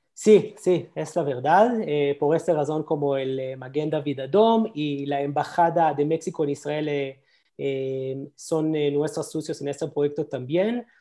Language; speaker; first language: Spanish; non-native, learner; Hebrew